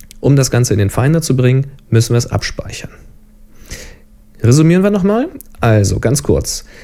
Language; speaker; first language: German; native; German